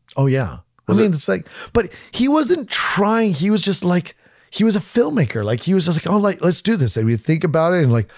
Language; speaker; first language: English; native; English